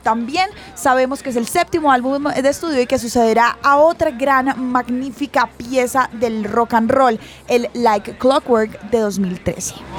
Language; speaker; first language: Spanish; native; Spanish